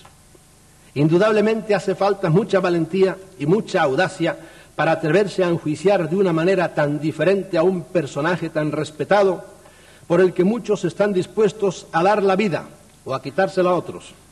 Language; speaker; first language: Spanish; native; Spanish